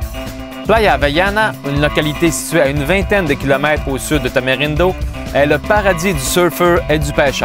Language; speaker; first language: French; native; French